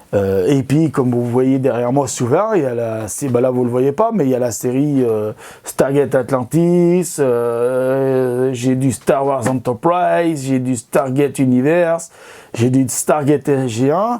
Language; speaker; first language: French; native; French